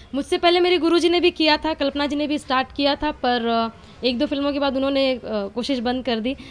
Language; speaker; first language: Hindi; native; Hindi